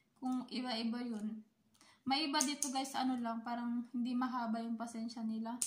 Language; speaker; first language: Filipino; native; Filipino